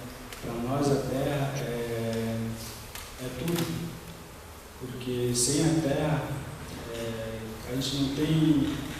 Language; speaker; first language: Portuguese; non-native, local second language; Guarani